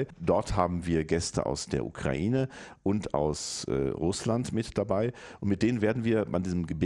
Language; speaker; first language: German; native; German